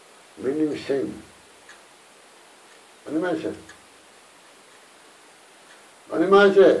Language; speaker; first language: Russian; non-native, learner; Bangla